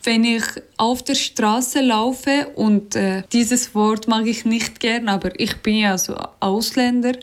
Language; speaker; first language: German; non-native, learner; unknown